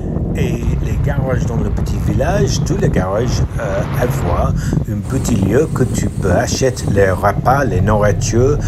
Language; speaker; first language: French; non-native, learner; English